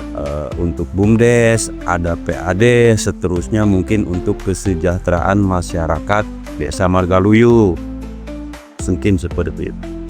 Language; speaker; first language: Indonesian; non-native, local second language; Sundanese